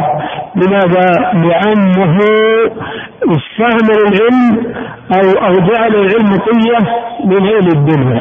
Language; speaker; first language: Arabic; native; Arabic